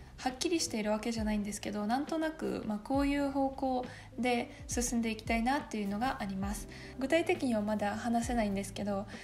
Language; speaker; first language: Japanese; non-native, fluent; Russian